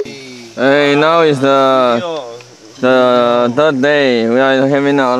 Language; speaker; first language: English; non-native, fluent; Chinese